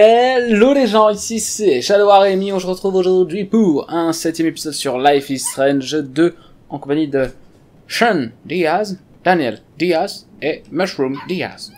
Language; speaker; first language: French; native; French